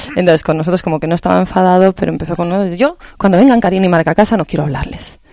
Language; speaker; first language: Spanish; native; Spanish